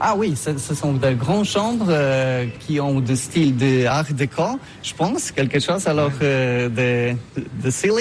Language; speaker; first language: French; non-native, learner; Polish